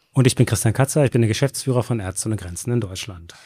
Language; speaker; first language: German; native; German